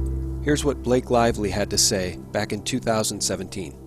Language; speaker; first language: English; native; English